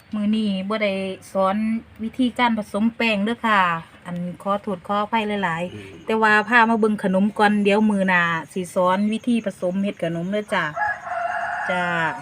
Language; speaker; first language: Thai; native; Thai